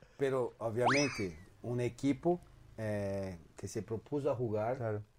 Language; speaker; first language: Spanish; non-native, fluent; Portuguese